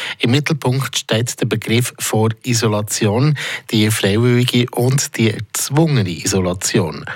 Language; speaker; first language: German; native; German